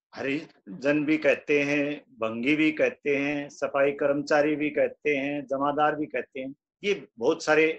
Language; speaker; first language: Hindi; native; Hindi